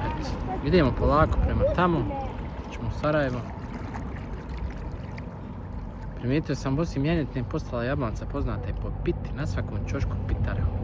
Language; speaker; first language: Bosnian; native; Bosnian